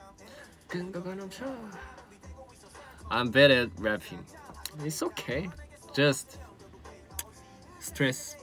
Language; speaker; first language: English; non-native, learner; Korean